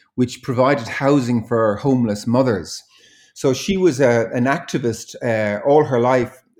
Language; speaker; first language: English; native; English